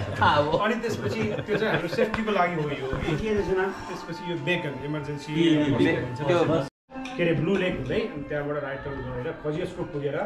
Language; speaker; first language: Nepali; native; Nepali